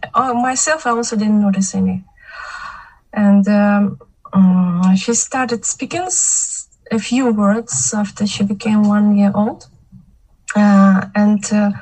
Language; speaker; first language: English; non-native, fluent; Kazakh